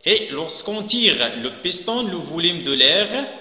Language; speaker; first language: French; non-native, local second language; Arabic